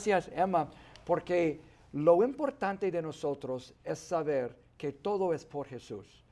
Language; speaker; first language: Spanish; non-native, fluent; English